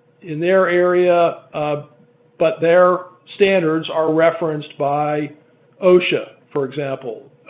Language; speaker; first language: English; native; English